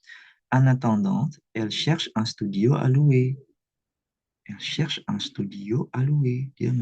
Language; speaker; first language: French; non-native, fluent; Indonesian